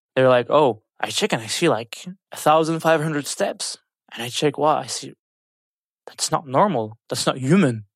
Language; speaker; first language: English; non-native, fluent; French